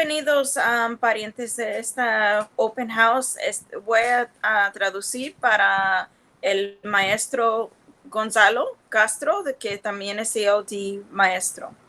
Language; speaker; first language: Spanish; early bilingual, heritage; Spanish